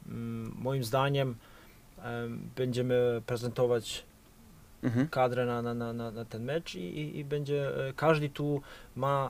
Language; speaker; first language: Polish; non-native, fluent; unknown